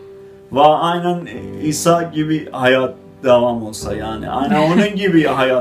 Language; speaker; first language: Turkish; non-native, fluent; Azerbaijani